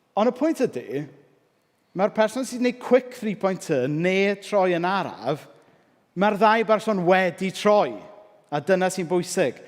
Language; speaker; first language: Welsh; native; Welsh